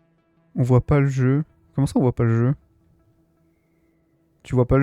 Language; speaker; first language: French; native; French